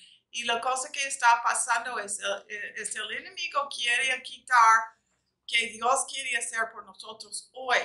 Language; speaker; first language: Spanish; non-native, fluent; English